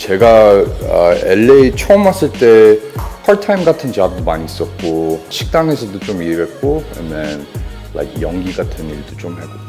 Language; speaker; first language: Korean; early bilingual, heritage; Korean